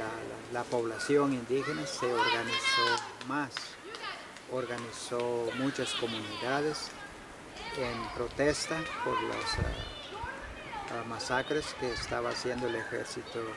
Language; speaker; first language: Spanish; non-native, local second language; Kʼicheʼ